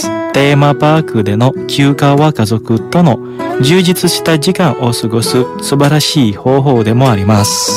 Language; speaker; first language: Japanese; non-native, fluent; Indonesian